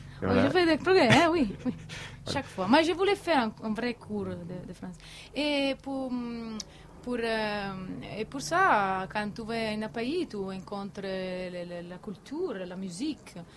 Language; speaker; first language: French; non-native, learner; Italian